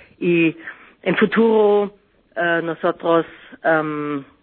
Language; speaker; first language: Spanish; non-native, learner; German